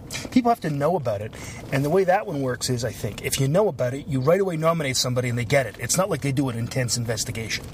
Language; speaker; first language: English; native; English